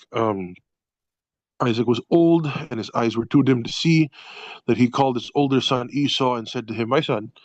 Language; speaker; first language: English; non-native, local second language; Filipino